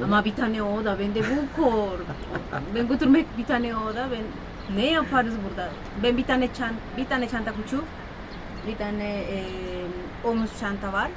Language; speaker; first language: Turkish; non-native, learner; Spanish